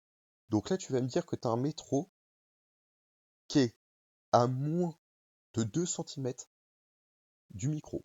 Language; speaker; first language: French; native; French